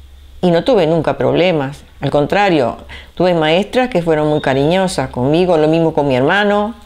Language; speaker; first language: Spanish; early bilingual, other home language; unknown